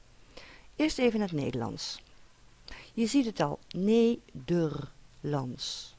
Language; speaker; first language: Dutch; native; Dutch